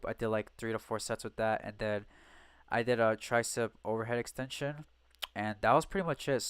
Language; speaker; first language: English; native; English